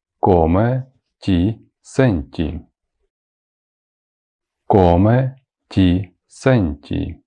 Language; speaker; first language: Italian; non-native, fluent; Ukrainian